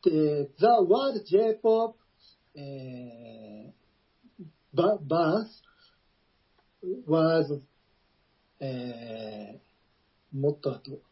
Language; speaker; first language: English; non-native, learner; Japanese